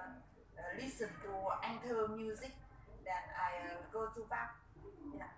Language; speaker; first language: English; non-native, learner; Vietnamese